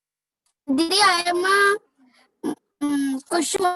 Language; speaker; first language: English; non-native, learner; Hindi